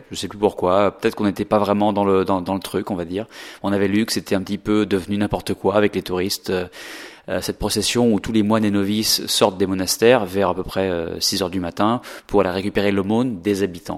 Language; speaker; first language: French; native; French